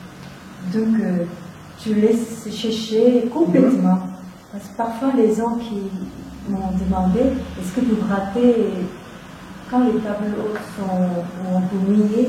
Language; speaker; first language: French; non-native, fluent; Korean